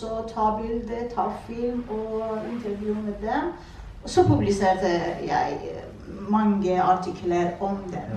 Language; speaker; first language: Norwegian; non-native, fluent; Persian